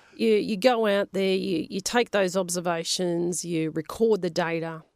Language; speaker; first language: English; non-native, local second language; Polish